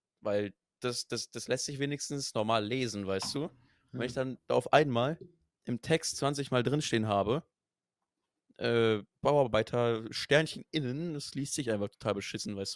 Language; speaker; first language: German; native; German